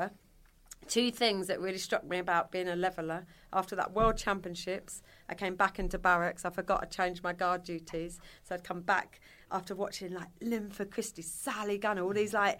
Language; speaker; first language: English; native; English